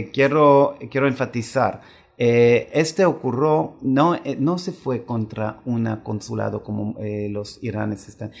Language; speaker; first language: Spanish; non-native, fluent; Hebrew